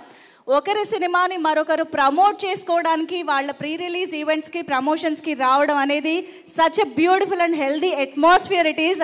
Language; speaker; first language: Telugu; native; Telugu